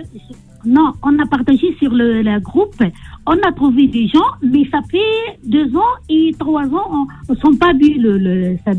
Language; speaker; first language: French; non-native, learner; Arabic